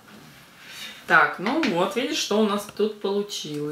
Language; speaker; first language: Russian; native; Russian